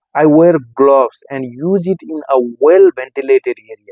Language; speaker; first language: English; non-native, local second language; Nepali